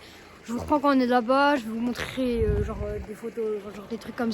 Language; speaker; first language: French; native; French